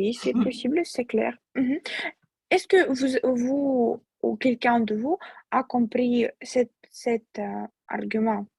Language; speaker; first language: French; non-native, fluent; Russian